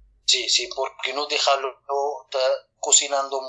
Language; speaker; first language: Spanish; non-native, learner; Arabic